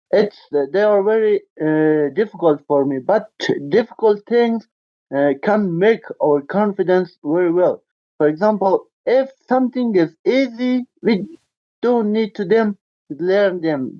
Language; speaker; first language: English; non-native, learner; Persian